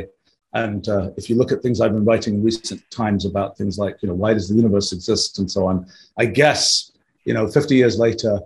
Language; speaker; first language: English; native; English